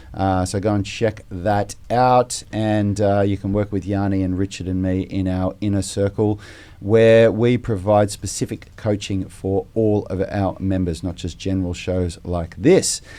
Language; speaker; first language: English; native; English